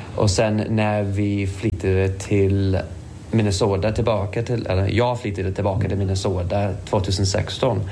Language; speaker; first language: Swedish; non-native, fluent; English